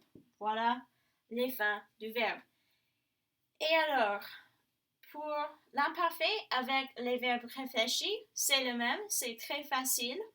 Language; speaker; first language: French; non-native, fluent; English